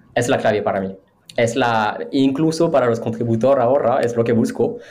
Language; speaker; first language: Spanish; non-native, fluent; French